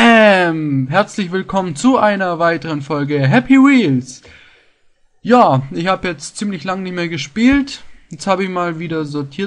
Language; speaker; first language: German; native; German